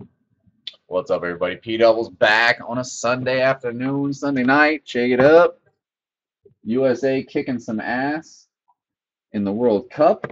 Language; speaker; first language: English; native; English